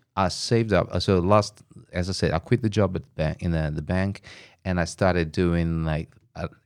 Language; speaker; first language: English; non-native, fluent; Italian